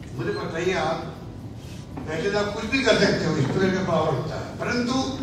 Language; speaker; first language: Hindi; native; Hindi